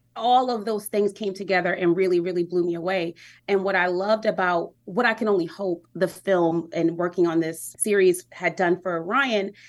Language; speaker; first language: English; native; English